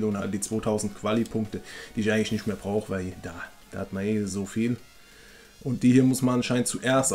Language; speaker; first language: German; native; German